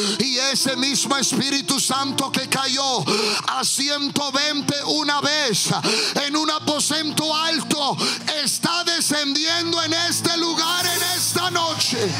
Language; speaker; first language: Spanish; early bilingual, heritage; Spanish